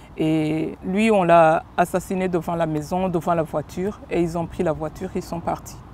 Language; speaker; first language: French; non-native, local second language; Kinyarwanda